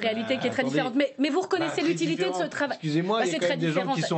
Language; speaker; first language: French; native; French